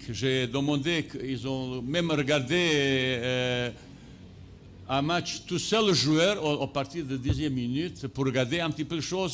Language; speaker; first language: French; non-native, fluent; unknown